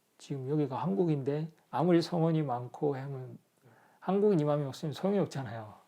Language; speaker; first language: Korean; native; Korean